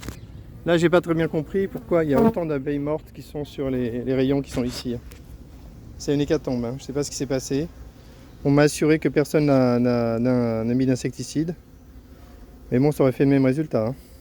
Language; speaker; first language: French; native; French